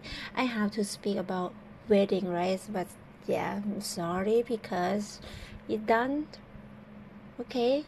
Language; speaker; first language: English; non-native, learner; Thai